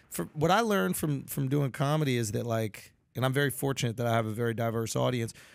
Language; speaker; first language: English; native; English